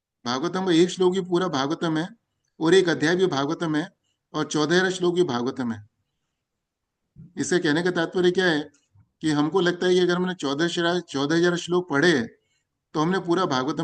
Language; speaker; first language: Hindi; native; Hindi